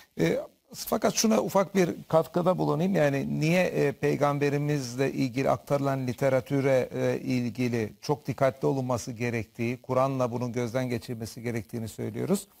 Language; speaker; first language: Turkish; native; Turkish